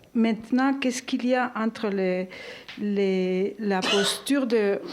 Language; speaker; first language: French; non-native, fluent; Spanish